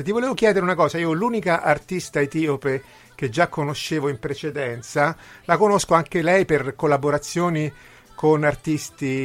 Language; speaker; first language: Italian; native; Italian